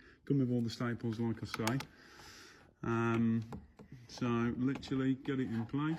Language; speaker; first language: English; native; English